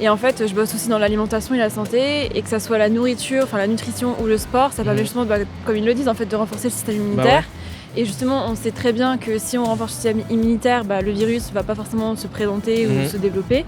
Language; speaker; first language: French; native; French